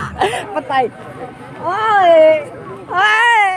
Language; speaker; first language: Hindi; non-native, local second language; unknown